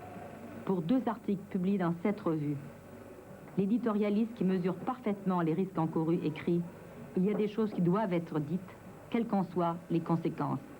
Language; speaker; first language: French; native; French